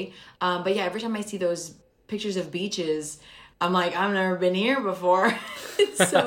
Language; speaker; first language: English; early bilingual, other home language; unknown